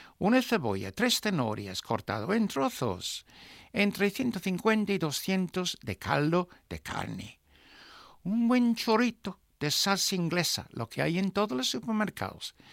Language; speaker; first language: Spanish; non-native, fluent; English